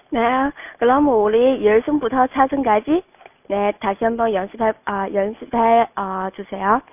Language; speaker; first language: Korean; non-native, fluent; Chinese